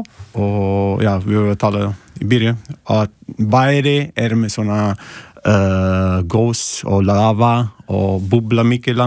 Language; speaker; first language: Icelandic; non-native, learner; Italian